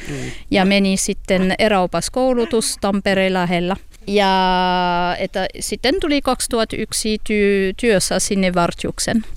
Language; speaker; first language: Finnish; non-native, learner; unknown